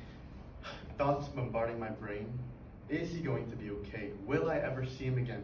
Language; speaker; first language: English; native; English